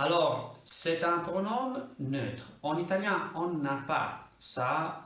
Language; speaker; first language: French; non-native, fluent; Italian